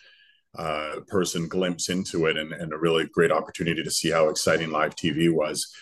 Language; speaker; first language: English; native; English